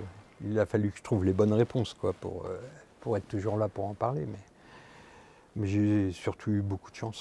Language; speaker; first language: French; native; French